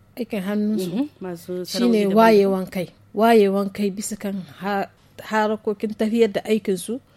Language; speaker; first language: Hausa; native; Hausa